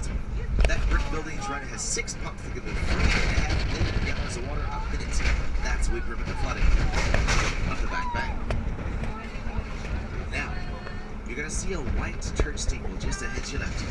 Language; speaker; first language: English; native; English